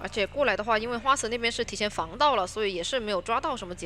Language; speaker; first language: Chinese; native; Chinese